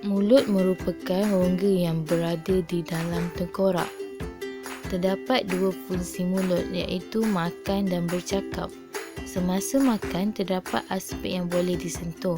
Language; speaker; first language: Malay; native; Malay